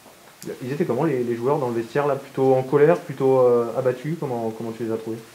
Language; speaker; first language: French; native; French